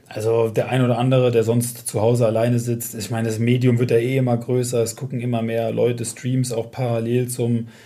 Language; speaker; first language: German; native; German